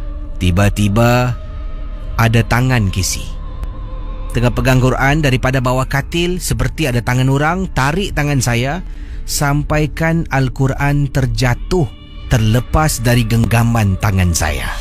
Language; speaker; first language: Malay; native; Malay